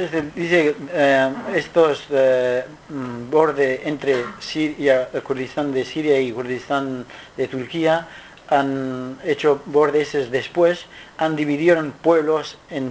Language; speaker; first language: Spanish; non-native, learner; Kurdish